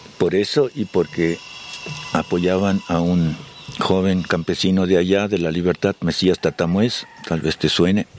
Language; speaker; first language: Spanish; early bilingual, other home language; German